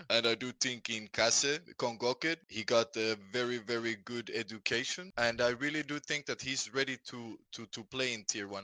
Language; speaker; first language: English; non-native, fluent; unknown